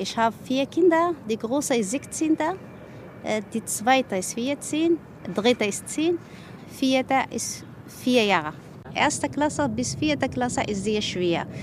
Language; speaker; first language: German; non-native, learner; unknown